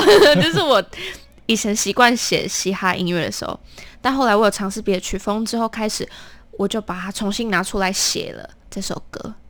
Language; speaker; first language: Chinese; non-native, local second language; Min Nan Chinese